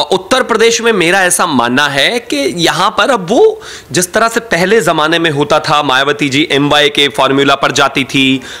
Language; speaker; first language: Hindi; native; Hindi